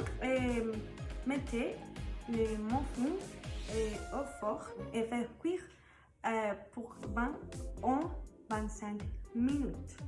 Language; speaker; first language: French; non-native, learner; Spanish